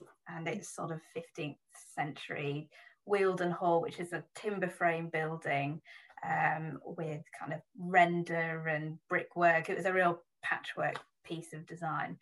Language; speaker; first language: English; native; English